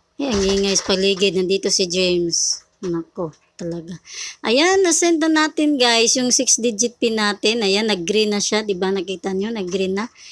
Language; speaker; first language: Filipino; native; Filipino